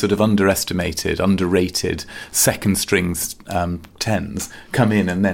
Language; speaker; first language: English; native; English